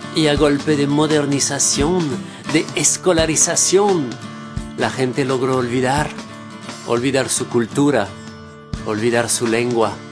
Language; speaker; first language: Spanish; non-native, fluent; French